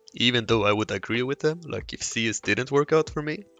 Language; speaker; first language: English; non-native, fluent; Swedish